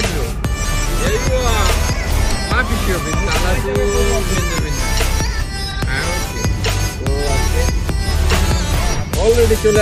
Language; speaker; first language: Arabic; non-native, learner; Bangla